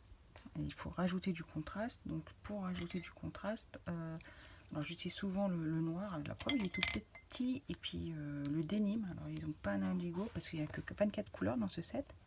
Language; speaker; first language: French; native; French